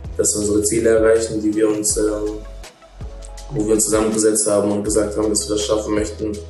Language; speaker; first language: German; native; German